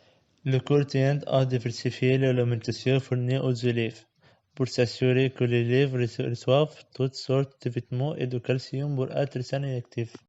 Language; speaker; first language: French; non-native, learner; Arabic